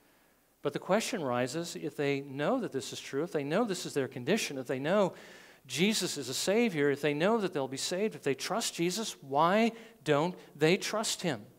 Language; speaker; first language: English; native; English